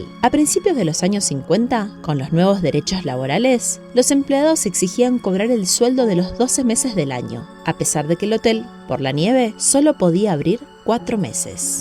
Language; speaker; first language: Spanish; native; Spanish